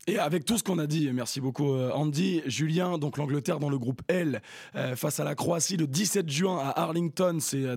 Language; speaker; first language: French; native; French